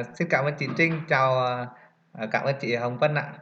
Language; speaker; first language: Vietnamese; native; Vietnamese